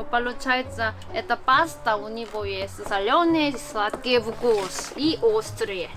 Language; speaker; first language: Russian; non-native, learner; Korean